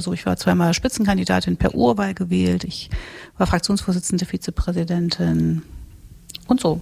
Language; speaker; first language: German; native; German